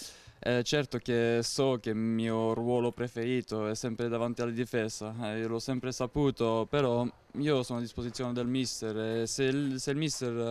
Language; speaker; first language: Italian; non-native, fluent; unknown